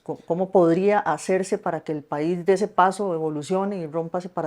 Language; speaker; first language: Spanish; native; Spanish